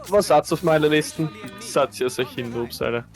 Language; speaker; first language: German; native; German